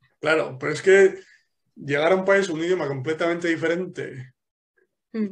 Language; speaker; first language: Spanish; native; Spanish